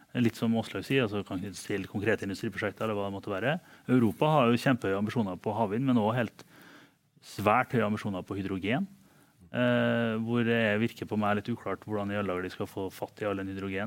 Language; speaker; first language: Norwegian; native; Norwegian